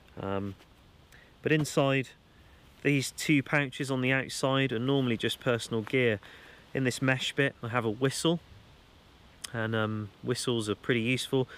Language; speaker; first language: English; native; English